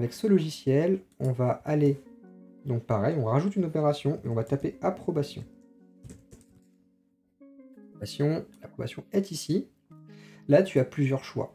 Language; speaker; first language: French; native; French